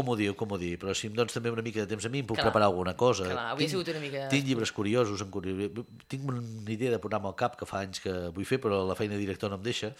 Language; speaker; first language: Catalan; native; Catalan